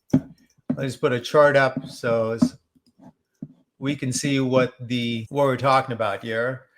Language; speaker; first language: English; native; English